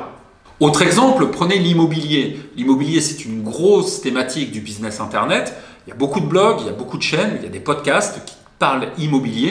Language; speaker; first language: French; native; French